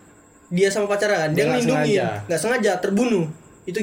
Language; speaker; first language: Indonesian; native; Indonesian